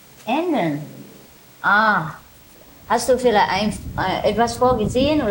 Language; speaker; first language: German; non-native, learner; Vietnamese